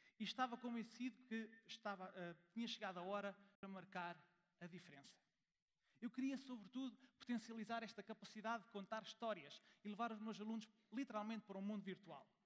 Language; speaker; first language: Portuguese; early bilingual, heritage; German